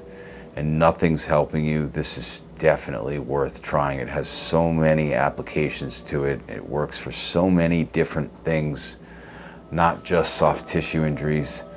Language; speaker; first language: English; native; English